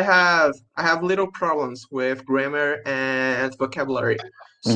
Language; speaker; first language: English; non-native, learner; Portuguese